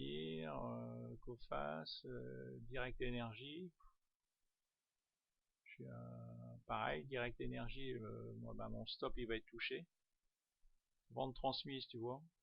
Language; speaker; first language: French; native; French